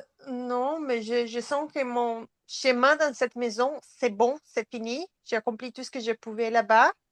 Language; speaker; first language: French; non-native, fluent; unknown